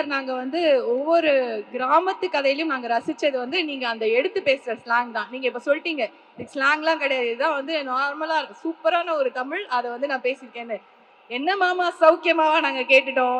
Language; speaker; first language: Tamil; native; Tamil